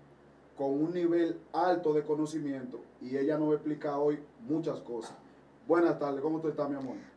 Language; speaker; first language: Spanish; native; Spanish